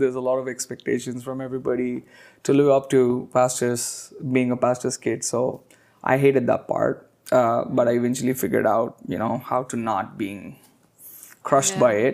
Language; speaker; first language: English; non-native, local second language; Telugu